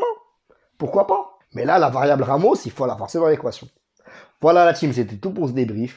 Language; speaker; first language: French; native; French